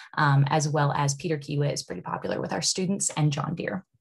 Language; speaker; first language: English; native; English